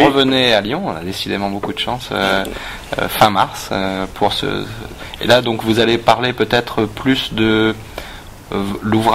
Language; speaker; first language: French; native; French